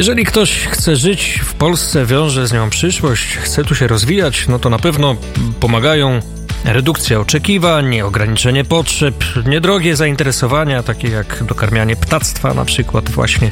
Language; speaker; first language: Polish; native; Polish